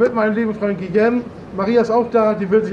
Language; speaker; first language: German; native; German